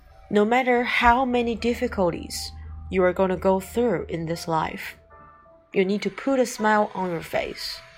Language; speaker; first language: English; non-native, fluent; Chinese